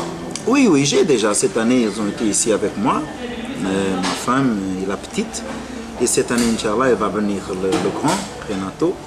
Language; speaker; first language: French; non-native, fluent; Portuguese